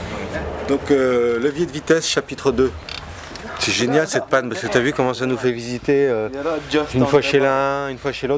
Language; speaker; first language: French; native; French